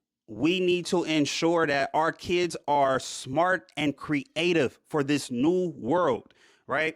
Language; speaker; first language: English; native; English